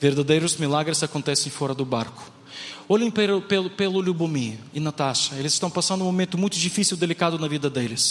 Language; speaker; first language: Portuguese; non-native, fluent; Ukrainian